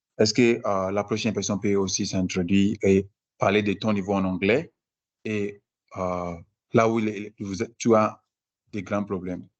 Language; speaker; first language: French; non-native, fluent; Akan